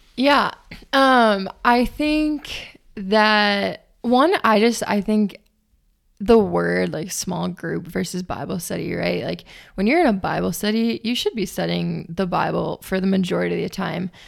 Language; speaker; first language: English; native; English